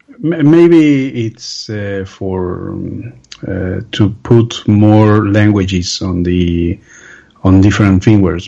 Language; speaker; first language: English; non-native, learner; Spanish